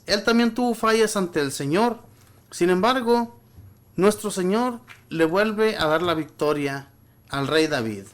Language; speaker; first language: Spanish; native; Spanish